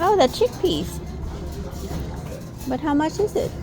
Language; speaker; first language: English; non-native, fluent; Thai